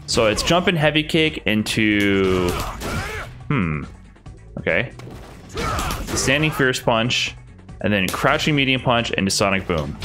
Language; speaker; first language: English; native; English